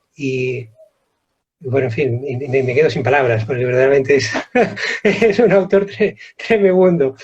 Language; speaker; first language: Spanish; native; Spanish